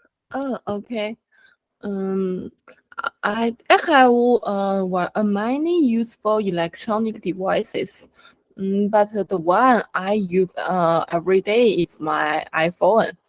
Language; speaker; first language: English; non-native, learner; Chinese